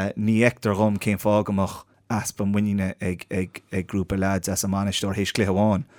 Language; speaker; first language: Irish; native; Irish